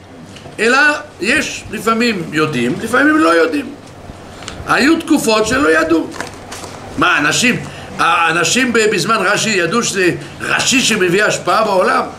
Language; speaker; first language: Hebrew; non-native, fluent; French